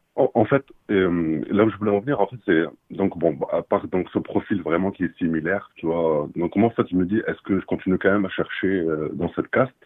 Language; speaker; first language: French; non-native, local second language; Arabic